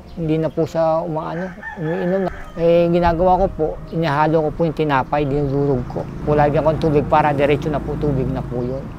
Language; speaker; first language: Filipino; native; Filipino